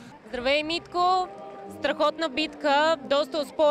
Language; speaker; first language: Bulgarian; native; Bulgarian